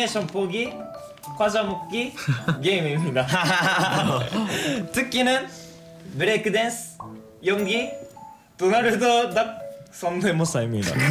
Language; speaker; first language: Korean; non-native, fluent; Japanese